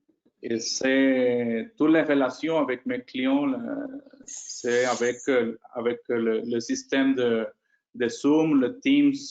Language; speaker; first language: French; non-native, fluent; Spanish